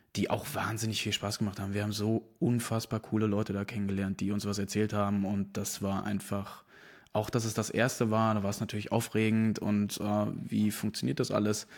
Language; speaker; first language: German; native; German